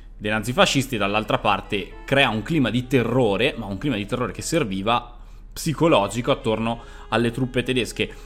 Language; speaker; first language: Italian; native; Italian